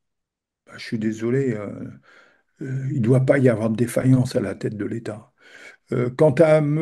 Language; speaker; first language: French; native; French